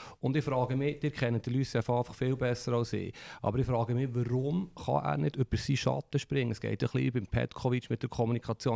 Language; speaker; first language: German; native; German